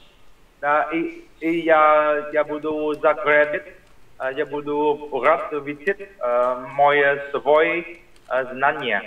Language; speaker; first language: Russian; non-native, learner; Vietnamese